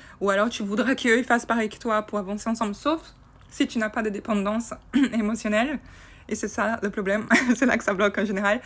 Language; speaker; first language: French; non-native, fluent; Portuguese